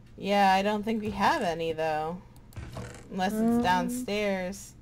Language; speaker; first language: English; native; English